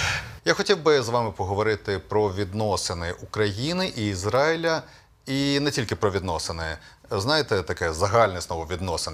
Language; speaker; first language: Ukrainian; native; Ukrainian